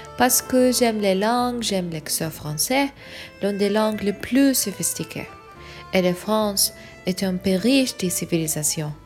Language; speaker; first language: French; non-native, learner; Arabic